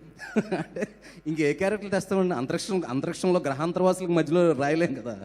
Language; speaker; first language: Telugu; native; Telugu